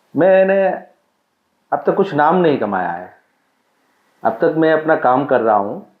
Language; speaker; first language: Hindi; non-native, local second language; Bangla